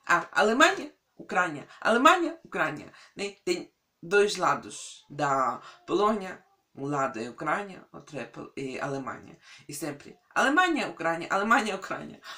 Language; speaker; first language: Portuguese; non-native, fluent; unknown